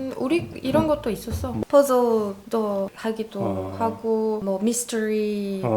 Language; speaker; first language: Korean; non-native, fluent; Arabic